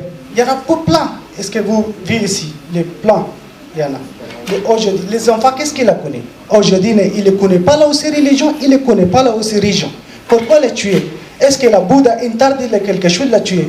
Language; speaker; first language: French; non-native, learner; Rohingya